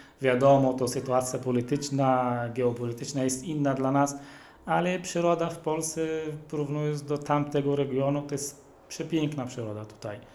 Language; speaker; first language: Polish; non-native, fluent; Arabic